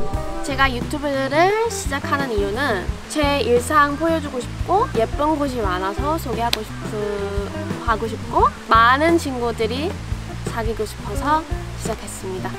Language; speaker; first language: Korean; non-native, fluent; English